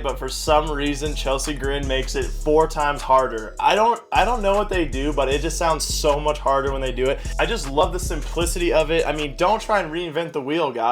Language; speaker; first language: English; native; English